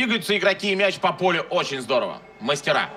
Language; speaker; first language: Russian; native; Russian